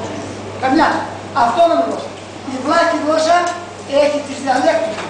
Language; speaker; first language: Greek; non-native, local second language; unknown